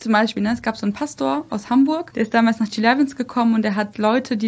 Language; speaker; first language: German; early bilingual, other home language; Russian